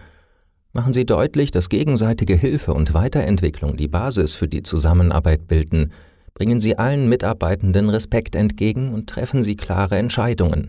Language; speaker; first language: German; native; German